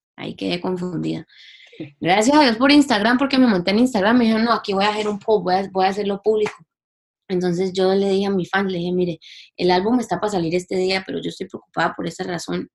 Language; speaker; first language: Spanish; early bilingual, heritage; English